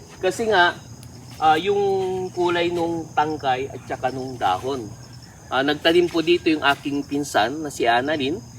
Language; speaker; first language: Filipino; non-native, local second language; Iloko